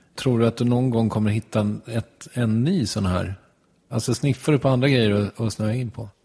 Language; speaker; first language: Swedish; native; Swedish